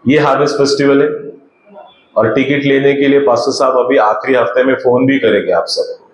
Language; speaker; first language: Hindi; non-native, local second language; Marathi